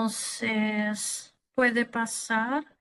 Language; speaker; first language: Spanish; non-native, fluent; Portuguese